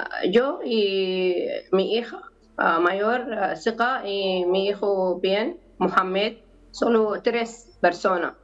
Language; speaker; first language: Spanish; non-native, learner; Arabic